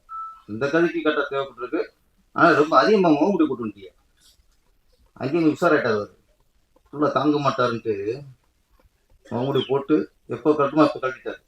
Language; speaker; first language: Tamil; native; Tamil